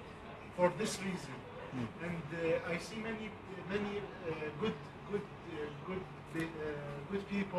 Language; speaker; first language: English; non-native, learner; Arabic